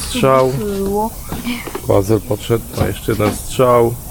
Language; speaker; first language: Polish; native; Polish